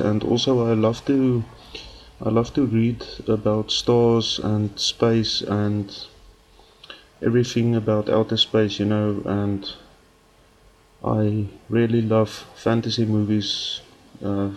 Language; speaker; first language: English; non-native, local second language; Afrikaans